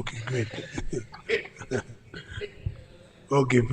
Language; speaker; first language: English; native; English